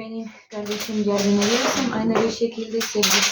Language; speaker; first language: Turkish; non-native, learner; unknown